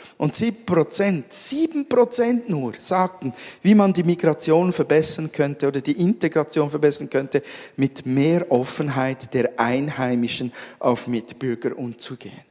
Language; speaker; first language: German; native; German